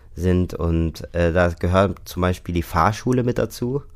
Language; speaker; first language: German; native; German